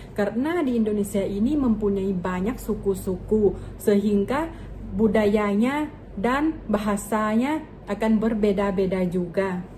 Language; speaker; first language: Indonesian; non-native, fluent; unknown